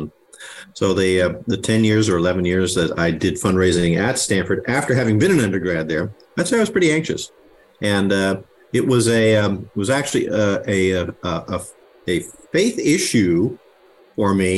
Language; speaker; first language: English; native; English